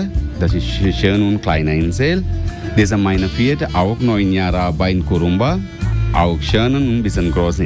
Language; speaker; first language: German; non-native, learner; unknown